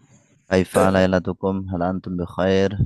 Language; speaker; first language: Arabic; non-native, fluent; Indonesian